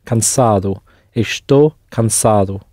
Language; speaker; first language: Portuguese; non-native, learner; English